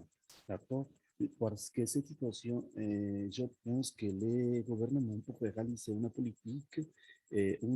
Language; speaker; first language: French; non-native, learner; Spanish